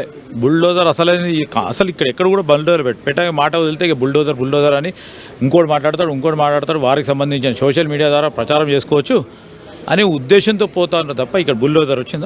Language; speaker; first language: Telugu; native; Telugu